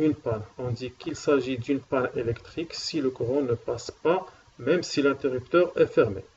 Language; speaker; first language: French; non-native, local second language; Arabic